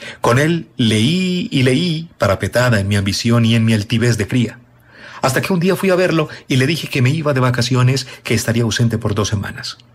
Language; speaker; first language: Spanish; native; Spanish